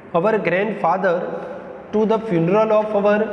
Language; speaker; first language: English; non-native, local second language; Gujarati